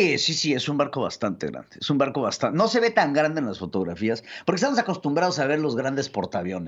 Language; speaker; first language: Spanish; native; Spanish